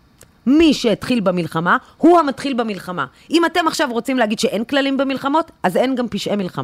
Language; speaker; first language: Hebrew; native; Hebrew